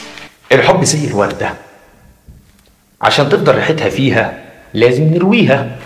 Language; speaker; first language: Arabic; native; Arabic